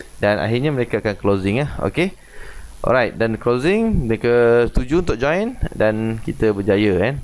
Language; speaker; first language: Malay; native; Malay